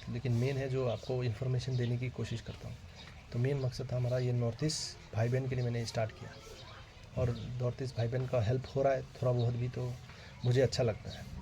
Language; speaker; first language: Hindi; non-native, local second language; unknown